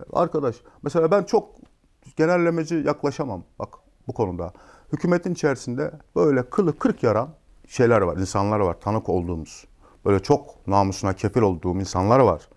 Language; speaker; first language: Turkish; native; Turkish